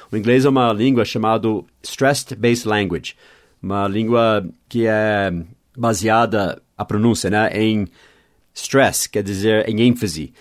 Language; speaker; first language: Portuguese; non-native, fluent; English